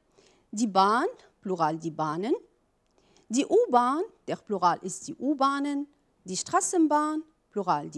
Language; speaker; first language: German; non-native, fluent; Arabic